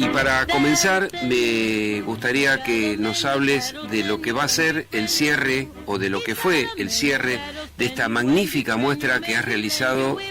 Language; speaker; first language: Spanish; native; Spanish